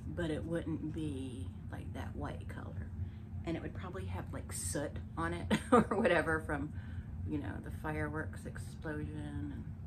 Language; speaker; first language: English; native; English